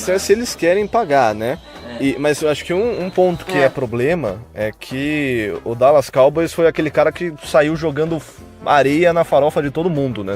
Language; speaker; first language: Portuguese; native; Portuguese